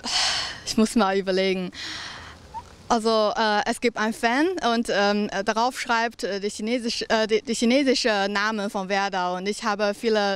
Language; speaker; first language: German; non-native, learner; Chinese